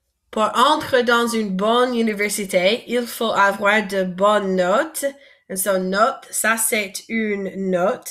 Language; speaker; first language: French; non-native, fluent; English